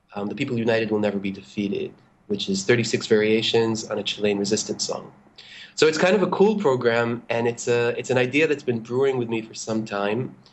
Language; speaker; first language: English; non-native, fluent; Hebrew